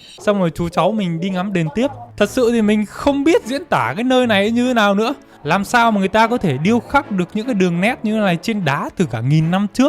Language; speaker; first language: Vietnamese; native; Vietnamese